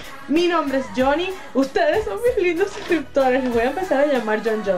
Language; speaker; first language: Spanish; native; Spanish